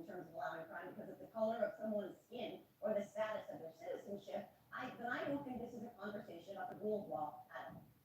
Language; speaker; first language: English; native; English